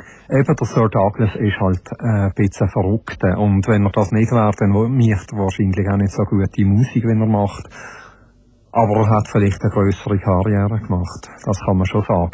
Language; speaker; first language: German; native; German